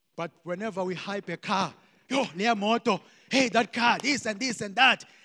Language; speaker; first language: English; non-native, local second language; Xhosa